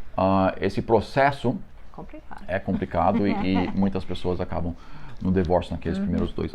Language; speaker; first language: Portuguese; non-native, fluent; English